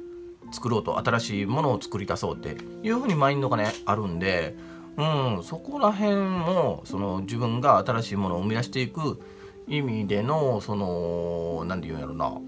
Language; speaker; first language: Japanese; native; Japanese